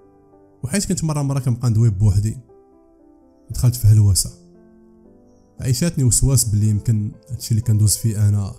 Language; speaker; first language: Arabic; native; Arabic